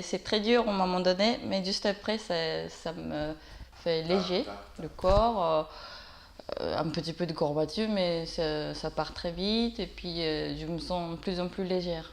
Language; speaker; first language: French; non-native, learner; Japanese